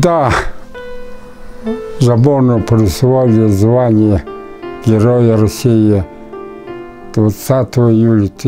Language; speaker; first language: Russian; non-native, local second language; Buriat